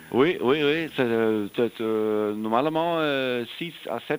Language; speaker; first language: French; non-native, learner; Dutch